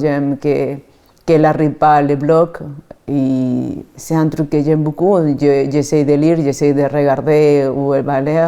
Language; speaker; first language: French; non-native, fluent; Spanish